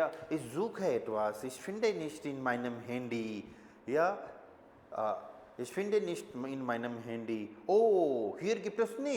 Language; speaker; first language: German; non-native, fluent; Hindi